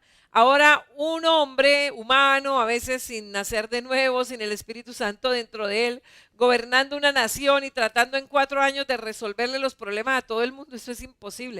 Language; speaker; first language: Spanish; native; Spanish